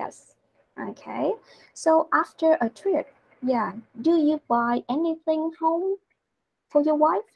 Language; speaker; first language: English; non-native, learner; Vietnamese